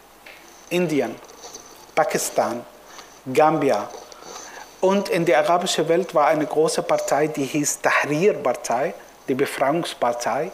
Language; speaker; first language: German; non-native, fluent; Arabic